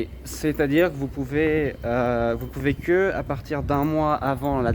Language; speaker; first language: French; native; French